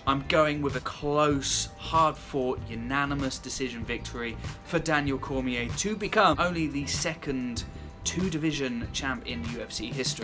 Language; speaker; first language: English; native; English